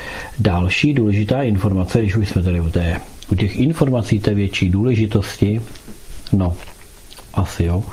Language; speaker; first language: Czech; native; Czech